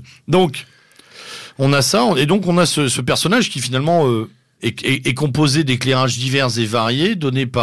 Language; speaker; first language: French; native; French